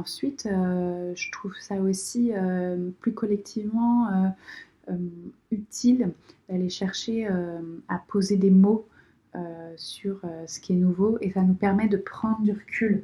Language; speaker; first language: French; native; French